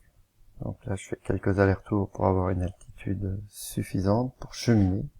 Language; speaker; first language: French; native; French